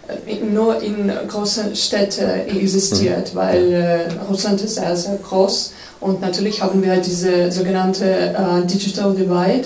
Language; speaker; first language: German; non-native, fluent; Russian